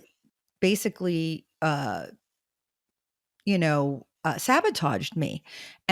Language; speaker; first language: English; native; English